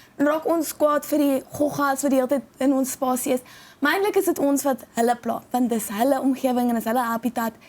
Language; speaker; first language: Afrikaans; native; Afrikaans